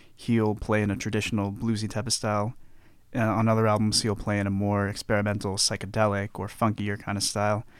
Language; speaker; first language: English; native; English